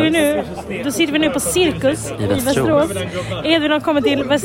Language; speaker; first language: Swedish; native; Swedish